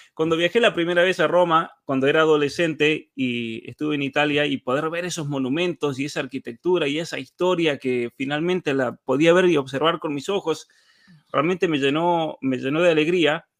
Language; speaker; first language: Spanish; native; Spanish